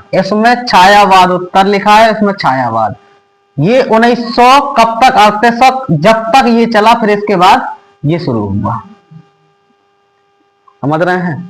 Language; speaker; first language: Hindi; native; Hindi